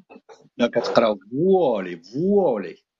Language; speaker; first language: Italian; non-native, fluent; Arabic